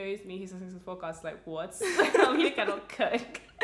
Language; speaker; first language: English; native; English